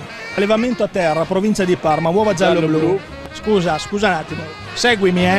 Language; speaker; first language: Italian; native; Italian